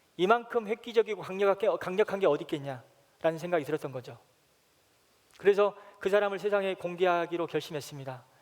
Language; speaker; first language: Korean; native; Korean